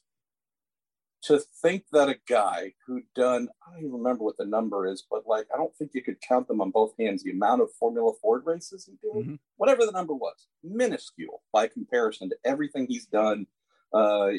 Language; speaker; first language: English; native; English